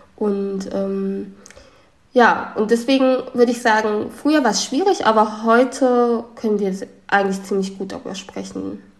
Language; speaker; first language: German; early bilingual, other home language; Vietnamese